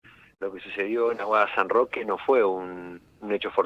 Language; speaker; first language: Spanish; native; Spanish